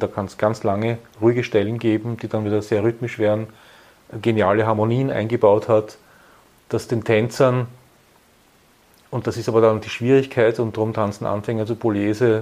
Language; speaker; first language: German; native; German